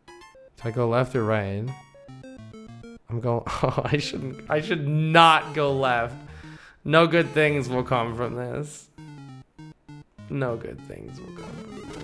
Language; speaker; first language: English; native; English